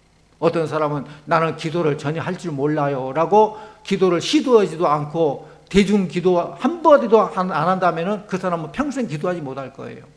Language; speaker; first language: Korean; native; Korean